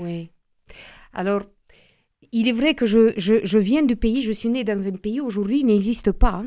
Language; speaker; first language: French; non-native, fluent; Romanian